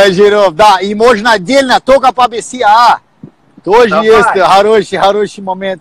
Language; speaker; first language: Russian; non-native, learner; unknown